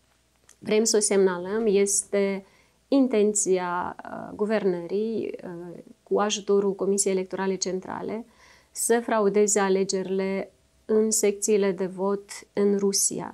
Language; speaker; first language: Romanian; native; Romanian